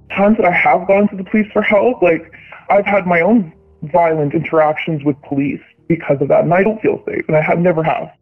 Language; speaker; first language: English; native; English